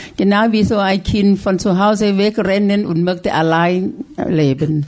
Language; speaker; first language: German; non-native, learner; Thai